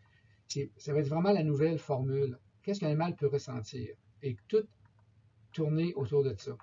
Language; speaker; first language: French; native; French